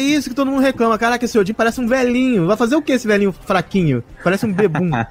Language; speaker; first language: Portuguese; native; Portuguese